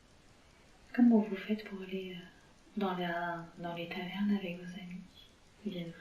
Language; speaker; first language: French; native; French